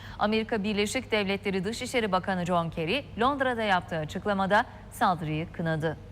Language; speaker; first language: Turkish; native; Turkish